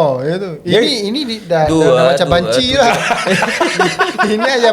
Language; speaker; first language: Malay; native; Malay